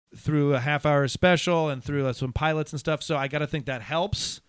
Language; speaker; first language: English; native; English